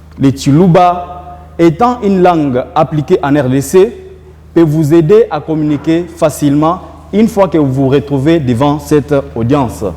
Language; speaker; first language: French; non-native, local second language; Luba-Lulua